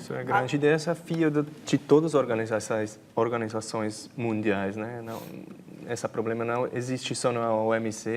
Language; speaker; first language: Portuguese; non-native, fluent; German